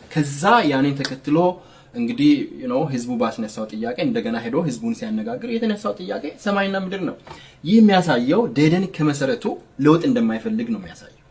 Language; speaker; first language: Amharic; non-native, local second language; Sidamo